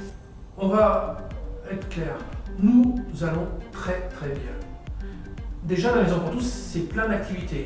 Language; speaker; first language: French; native; French